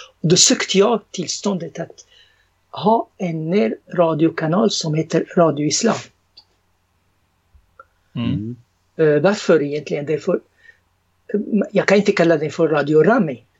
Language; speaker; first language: Swedish; non-native, fluent; Arabic